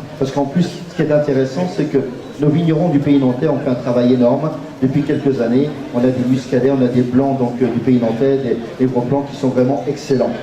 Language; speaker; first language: French; native; French